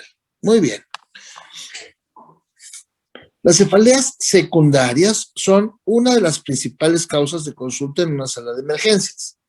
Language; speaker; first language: Spanish; native; Spanish